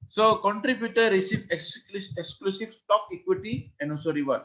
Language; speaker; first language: English; non-native, local second language; Tamil